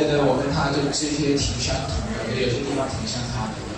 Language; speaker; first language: Chinese; native; Chinese